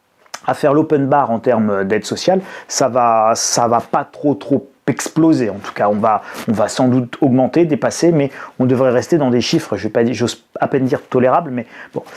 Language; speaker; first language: French; native; French